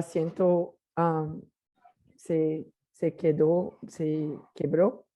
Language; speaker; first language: Spanish; non-native, learner; Portuguese